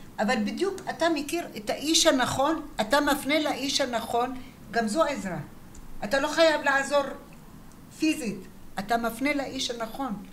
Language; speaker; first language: Hebrew; early bilingual, other home language; Arabic